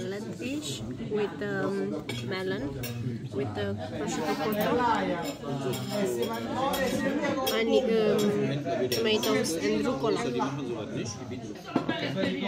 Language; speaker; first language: English; non-native, fluent; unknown